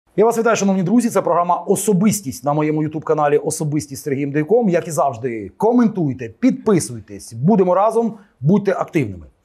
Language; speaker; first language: Ukrainian; native; Ukrainian